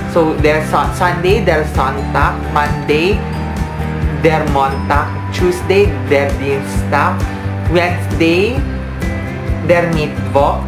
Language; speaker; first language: German; non-native, learner; Filipino